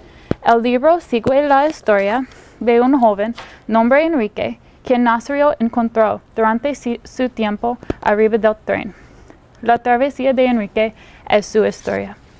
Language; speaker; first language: Spanish; non-native, learner; English